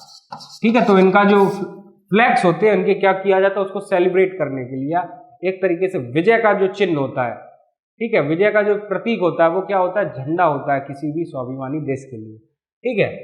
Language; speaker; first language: Hindi; native; Hindi